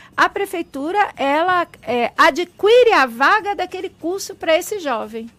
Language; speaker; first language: Portuguese; native; Portuguese